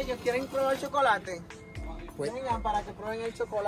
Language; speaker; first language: Spanish; native; Spanish